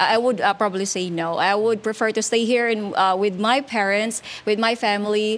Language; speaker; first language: English; non-native, local second language; Hiligaynon